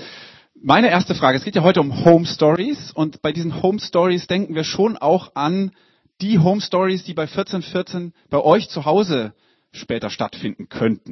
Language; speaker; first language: German; native; German